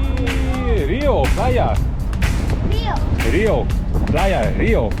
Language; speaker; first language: Spanish; non-native, learner; English